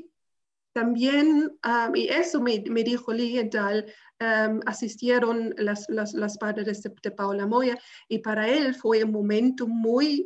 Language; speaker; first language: Spanish; non-native, fluent; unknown